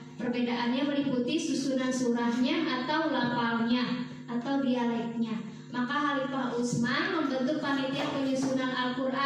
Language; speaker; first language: Indonesian; native; Indonesian